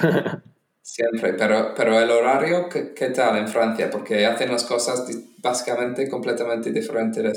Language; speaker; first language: Spanish; non-native, fluent; English